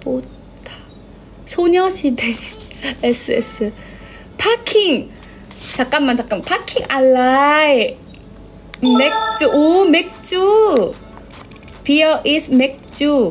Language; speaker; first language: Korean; non-native, learner; Thai